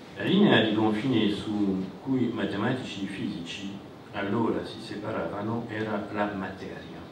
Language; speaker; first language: Italian; non-native, fluent; French